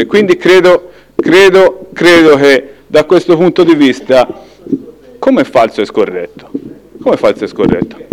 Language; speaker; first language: Italian; native; Italian